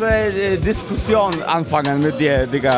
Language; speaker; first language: German; non-native, fluent; Polish